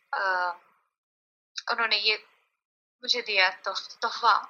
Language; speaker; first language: Hindi; native; Hindi